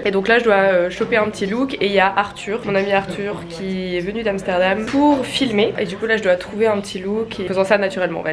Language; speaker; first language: French; native; French